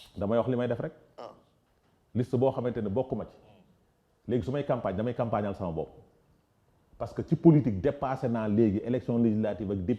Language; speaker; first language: Wolof; native; Wolof